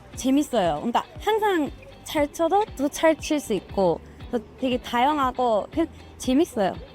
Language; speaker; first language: Korean; non-native, fluent; English